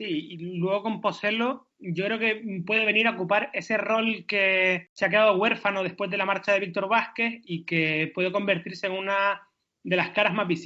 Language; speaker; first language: Spanish; native; Spanish